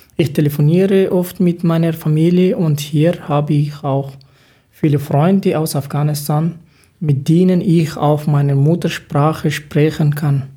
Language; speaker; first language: German; non-native, learner; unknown